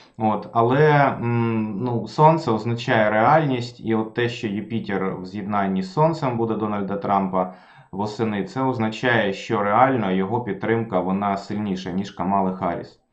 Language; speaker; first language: Ukrainian; non-native, local second language; Russian